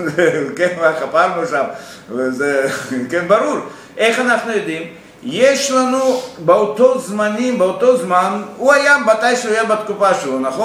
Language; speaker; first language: Hebrew; non-native, fluent; Russian